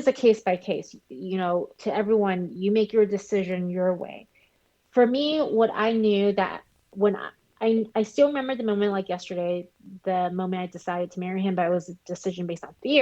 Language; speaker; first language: English; early bilingual, other home language; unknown